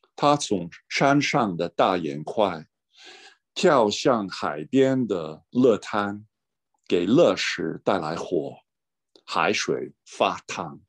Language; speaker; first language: Chinese; non-native, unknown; English